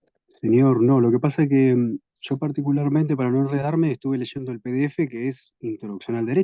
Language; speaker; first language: Spanish; native; Spanish